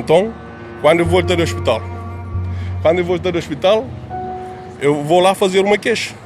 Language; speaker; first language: Portuguese; non-native, local second language; Kabuverdianu